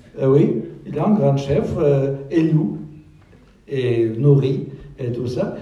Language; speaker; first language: French; non-native, fluent; Russian